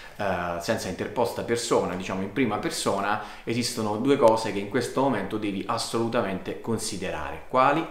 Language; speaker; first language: Italian; native; Italian